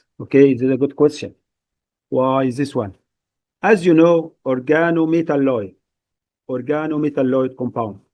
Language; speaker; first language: English; non-native, fluent; Arabic